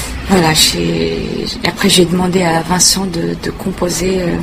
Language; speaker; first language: French; non-native, fluent; Korean